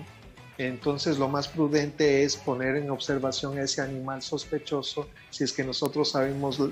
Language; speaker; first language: Spanish; native; Spanish